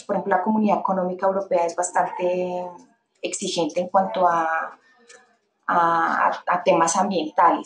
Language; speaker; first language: Spanish; native; Spanish